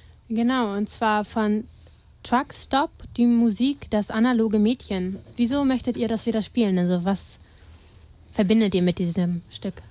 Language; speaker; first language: German; native; German